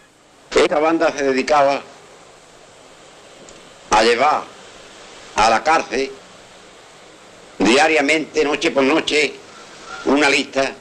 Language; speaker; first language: Spanish; native; Spanish